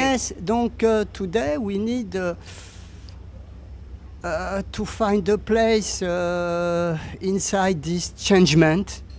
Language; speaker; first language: English; non-native, learner; French